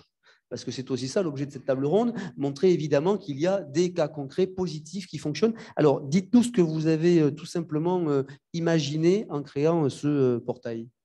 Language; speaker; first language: French; native; French